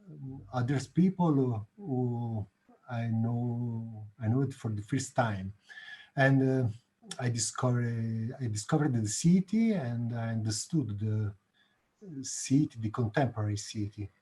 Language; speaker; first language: English; non-native, learner; Italian